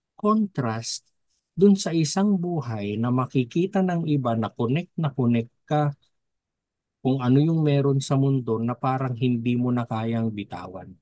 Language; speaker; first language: Filipino; non-native, local second language; Iloko